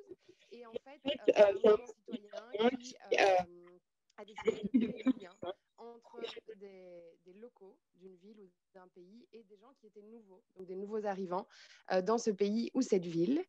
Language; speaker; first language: French; native; French